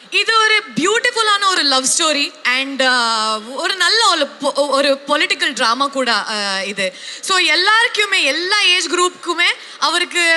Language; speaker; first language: Tamil; non-native, learner; Kannada